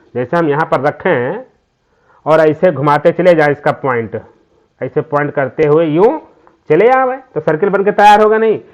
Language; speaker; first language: Hindi; native; Hindi